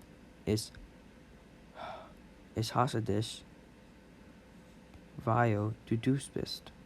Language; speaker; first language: German; non-native, learner; English